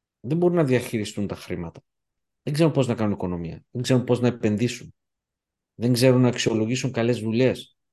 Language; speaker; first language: Greek; early bilingual, heritage; Greek